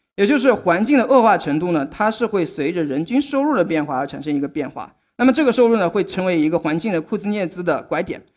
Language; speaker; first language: Chinese; native; Chinese